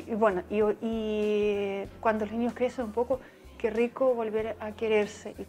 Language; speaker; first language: Spanish; non-native, fluent; Russian